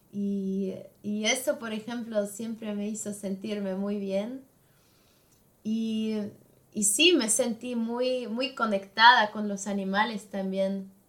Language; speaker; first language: Spanish; non-native, fluent; German